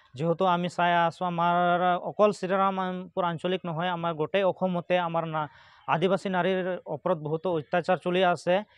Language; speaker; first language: Assamese; non-native, local second language; Santali